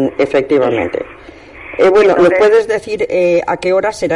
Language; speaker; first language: Spanish; native; Spanish